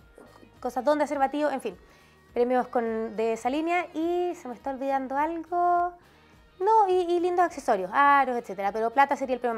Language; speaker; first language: Spanish; native; Spanish